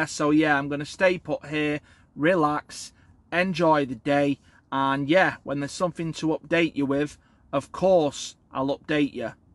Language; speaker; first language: English; native; English